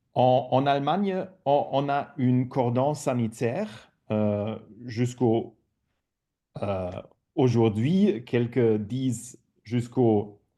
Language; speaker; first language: French; non-native, fluent; German